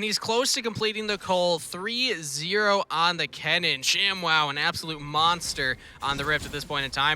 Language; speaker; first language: English; native; English